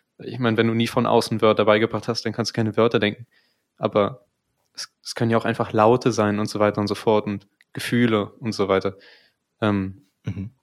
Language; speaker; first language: German; native; German